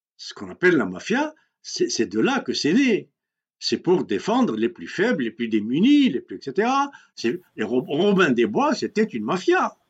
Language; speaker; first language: French; non-native, local second language; Kabyle